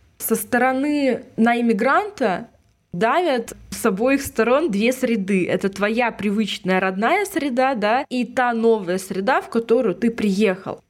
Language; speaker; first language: Russian; native; Russian